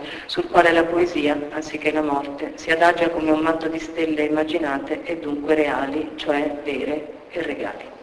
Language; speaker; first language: Italian; native; Italian